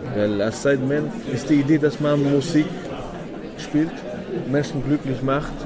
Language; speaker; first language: German; non-native, fluent; Arabic